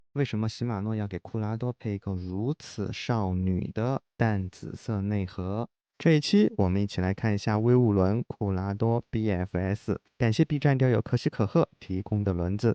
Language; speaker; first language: Chinese; native; Chinese